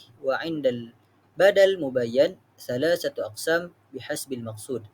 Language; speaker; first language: Arabic; non-native, learner; Malay